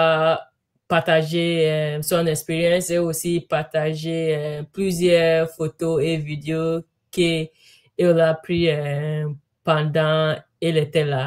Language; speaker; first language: French; non-native, learner; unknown